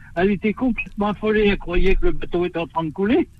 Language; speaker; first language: French; native; French